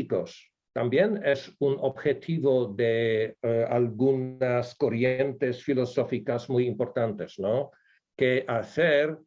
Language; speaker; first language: Spanish; non-native, fluent; Polish